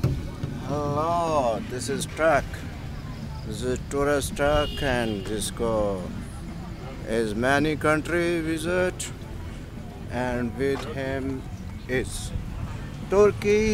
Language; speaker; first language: English; non-native, learner; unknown